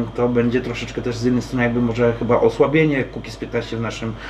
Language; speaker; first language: Polish; native; Polish